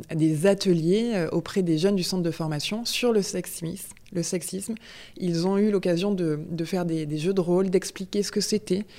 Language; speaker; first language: French; native; French